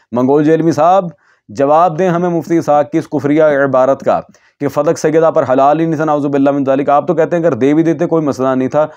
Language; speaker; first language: Urdu; native; Urdu